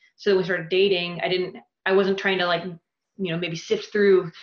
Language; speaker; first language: English; native; English